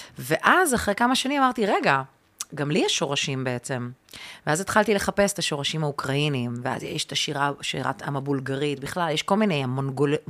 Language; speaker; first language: Hebrew; early bilingual, other home language; Russian